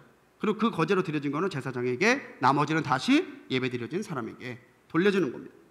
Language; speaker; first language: Korean; native; Korean